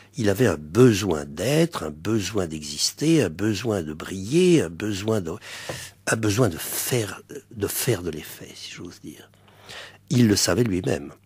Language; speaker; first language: French; native; French